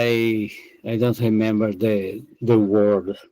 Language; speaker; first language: English; non-native, learner; Portuguese